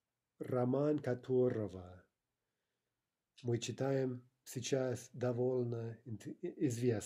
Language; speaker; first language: Russian; non-native, fluent; English